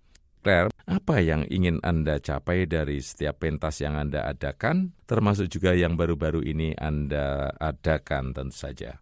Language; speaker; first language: Indonesian; native; Indonesian